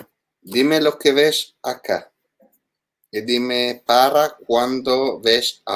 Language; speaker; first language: Spanish; non-native, learner; Italian